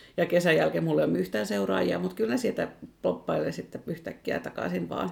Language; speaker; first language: Finnish; non-native, local second language; Swedish